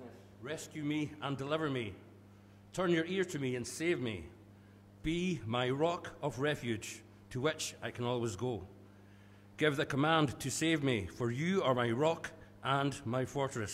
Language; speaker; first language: English; native; English